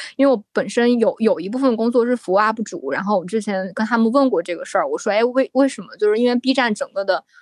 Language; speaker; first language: Chinese; native; Chinese